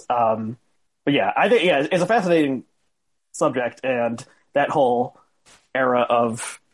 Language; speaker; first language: English; native; English